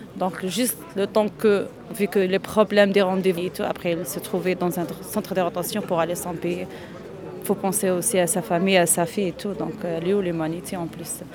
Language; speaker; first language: French; non-native, local second language; Arabic